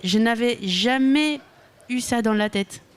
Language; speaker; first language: French; non-native, local second language; Dutch